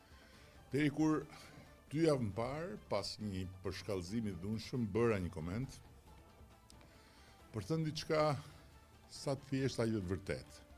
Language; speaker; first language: Albanian; native; Albanian